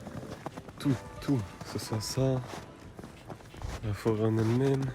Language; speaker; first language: French; native; French